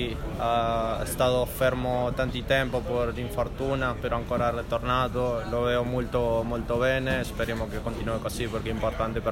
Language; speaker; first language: Italian; non-native, learner; Spanish